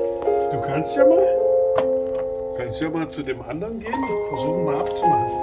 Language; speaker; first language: German; native; German